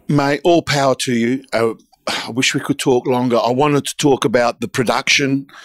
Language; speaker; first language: English; native; English